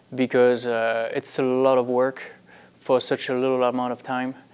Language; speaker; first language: English; non-native, fluent; French